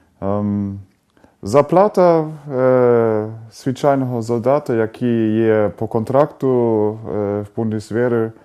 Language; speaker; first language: Ukrainian; non-native, fluent; German